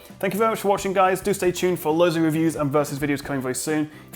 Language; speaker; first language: English; native; English